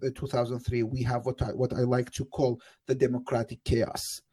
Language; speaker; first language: English; non-native, fluent; Arabic